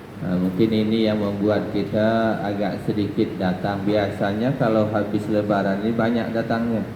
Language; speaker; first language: Malay; non-native, local second language; Minangkabau